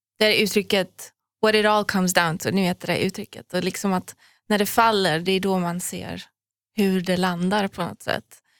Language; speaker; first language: Swedish; early bilingual, other home language; Persian